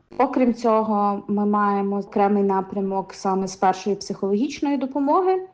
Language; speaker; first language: Ukrainian; native; Ukrainian